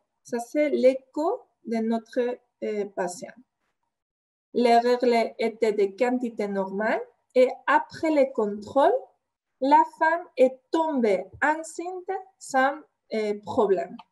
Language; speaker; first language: French; non-native, fluent; Spanish